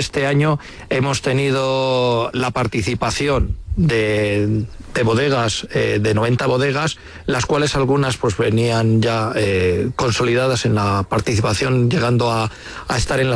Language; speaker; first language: Spanish; native; Spanish